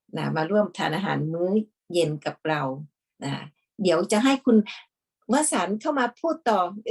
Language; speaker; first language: Thai; native; Thai